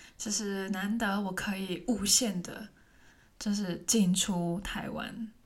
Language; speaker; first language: Chinese; non-native, local second language; Cantonese